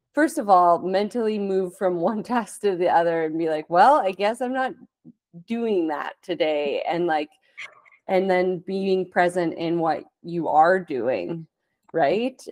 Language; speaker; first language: English; native; English